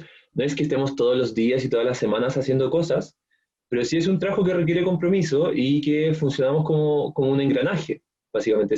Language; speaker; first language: Spanish; native; Spanish